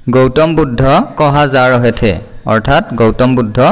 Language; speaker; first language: Hindi; non-native, local second language; Assamese